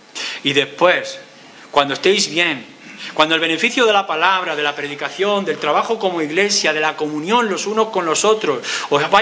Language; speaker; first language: Spanish; native; Spanish